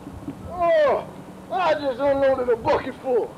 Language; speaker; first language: English; native; English